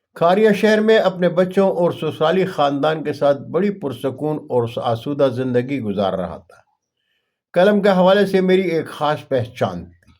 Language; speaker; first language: Urdu; non-native, local second language; Punjabi